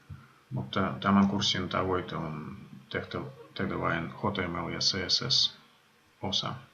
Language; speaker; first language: Finnish; non-native, fluent; Russian